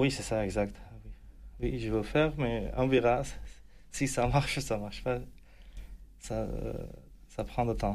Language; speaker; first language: French; non-native, learner; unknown